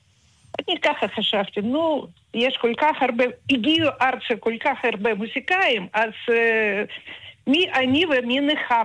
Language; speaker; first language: Hebrew; non-native, fluent; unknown